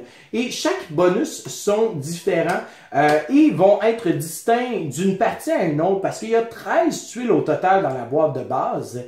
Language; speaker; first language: French; native; French